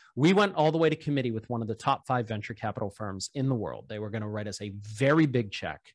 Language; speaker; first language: English; native; English